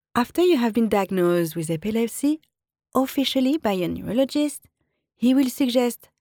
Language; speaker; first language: English; non-native, fluent; French